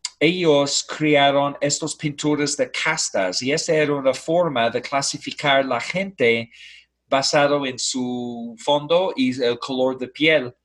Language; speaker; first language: Spanish; non-native, fluent; English